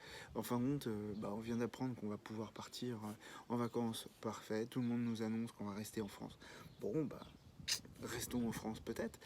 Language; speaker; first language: French; native; French